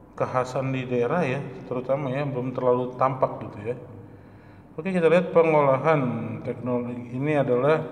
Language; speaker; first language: Indonesian; native; Indonesian